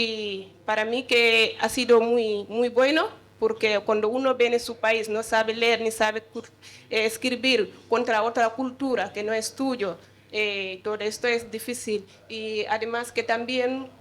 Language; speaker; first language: Spanish; non-native, learner; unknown